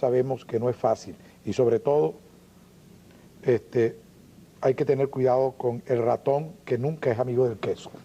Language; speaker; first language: Spanish; native; Spanish